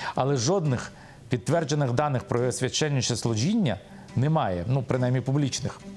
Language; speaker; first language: Ukrainian; native; Ukrainian